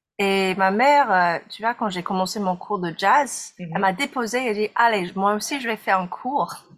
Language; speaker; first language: French; non-native, fluent; English